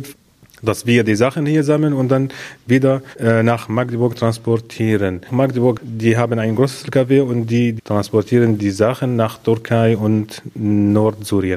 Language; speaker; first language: German; non-native, learner; Arabic